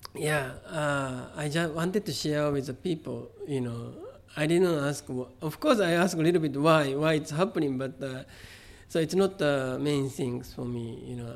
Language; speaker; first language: English; non-native, fluent; Japanese